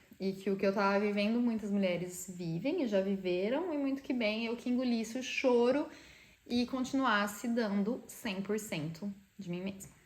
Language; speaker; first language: Portuguese; native; Portuguese